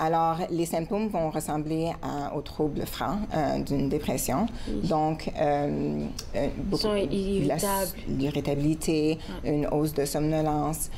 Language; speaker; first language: French; native; French